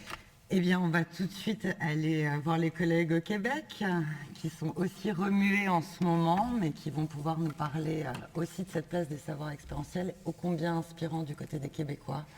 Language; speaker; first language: French; native; French